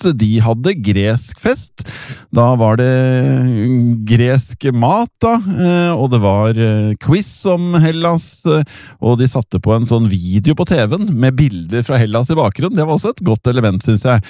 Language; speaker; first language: Norwegian; native; Norwegian